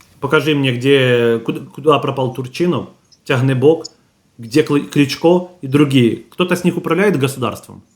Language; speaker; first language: Russian; native; Russian